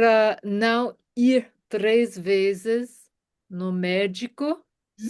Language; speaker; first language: Portuguese; non-native, fluent; German